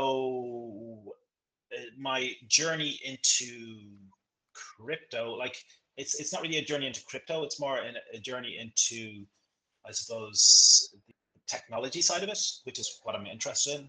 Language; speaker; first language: English; native; English